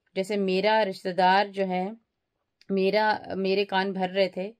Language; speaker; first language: Urdu; early bilingual, heritage; Urdu